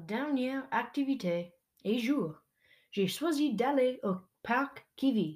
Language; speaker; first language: French; non-native, learner; English